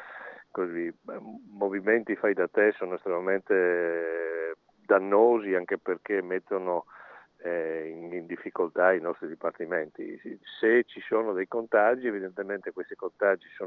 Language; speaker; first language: Italian; native; Italian